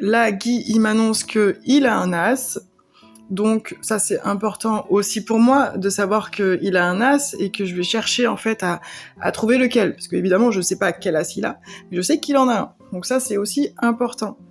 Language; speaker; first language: French; native; French